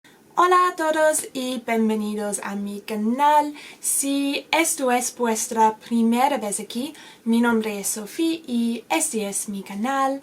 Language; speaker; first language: Spanish; non-native, learner; English